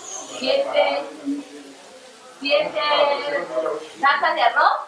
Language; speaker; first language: Spanish; native; Spanish